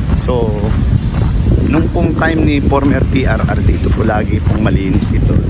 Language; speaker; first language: Filipino; non-native, local second language; Bikol